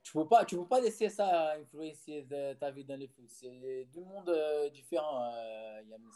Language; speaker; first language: French; non-native, fluent; Portuguese